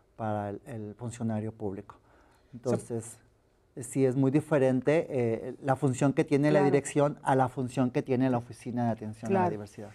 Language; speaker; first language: Spanish; native; Spanish